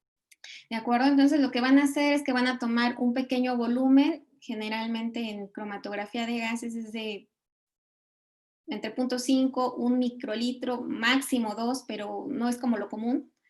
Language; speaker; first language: Spanish; native; Spanish